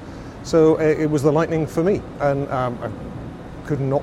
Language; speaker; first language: English; native; English